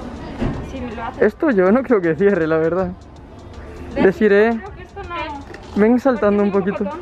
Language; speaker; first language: Spanish; native; Spanish